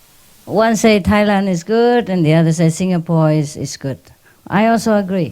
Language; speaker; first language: English; non-native, fluent; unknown